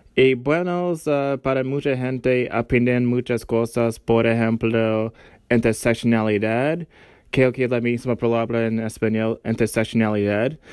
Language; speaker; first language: Spanish; non-native, learner; English